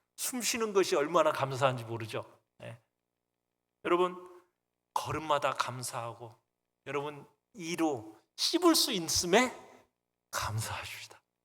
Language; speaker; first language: Korean; native; Korean